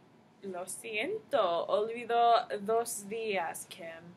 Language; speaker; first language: Spanish; non-native, learner; English